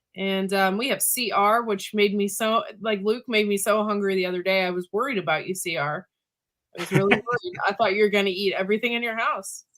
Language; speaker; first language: English; native; English